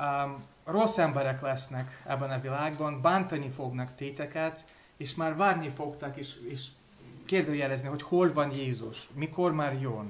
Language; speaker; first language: Hungarian; non-native, learner; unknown